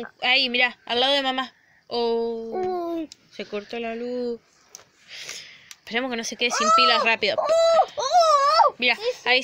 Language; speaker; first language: Spanish; native; Spanish